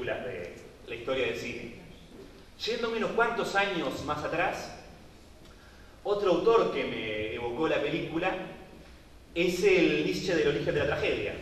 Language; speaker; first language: Spanish; native; Spanish